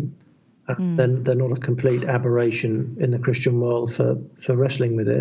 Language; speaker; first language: English; native; English